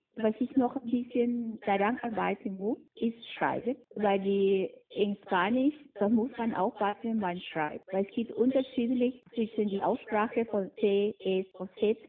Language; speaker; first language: German; non-native, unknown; Spanish